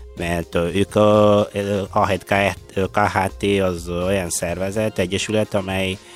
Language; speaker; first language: Hungarian; non-native, fluent; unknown